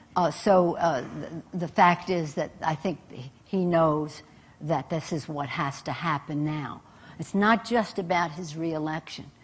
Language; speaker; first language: English; native; English